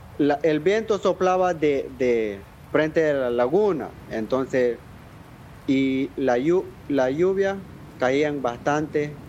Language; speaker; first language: Spanish; non-native, local second language; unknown